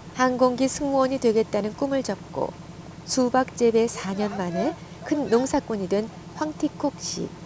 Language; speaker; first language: Korean; native; Korean